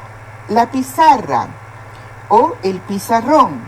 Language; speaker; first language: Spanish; non-native, fluent; Portuguese